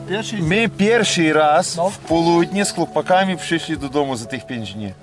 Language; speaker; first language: Polish; non-native, learner; Ukrainian